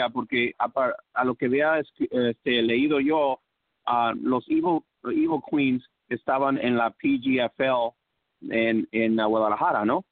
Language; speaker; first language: Spanish; early bilingual, heritage; English